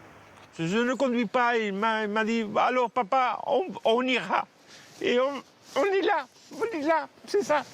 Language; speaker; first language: French; non-native, fluent; Spanish